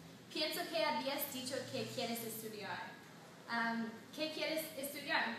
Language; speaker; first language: Spanish; non-native, learner; English